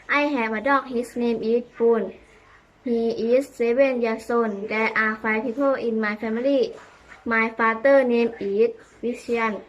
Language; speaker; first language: English; non-native, learner; Thai